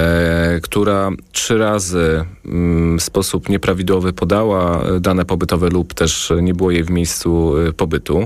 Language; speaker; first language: Polish; native; Polish